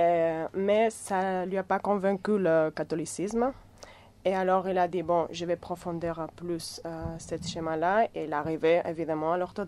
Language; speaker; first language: French; non-native, fluent; Catalan